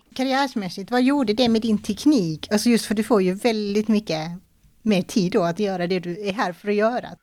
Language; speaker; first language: Swedish; native; Swedish